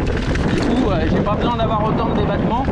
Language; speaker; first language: French; native; French